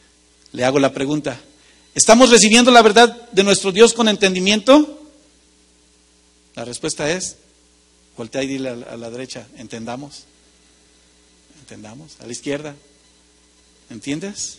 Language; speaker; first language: Spanish; native; Spanish